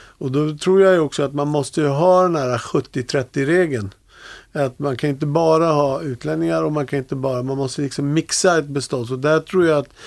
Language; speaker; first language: Swedish; early bilingual, other home language; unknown